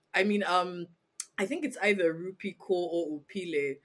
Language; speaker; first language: English; non-native, local second language; Ganda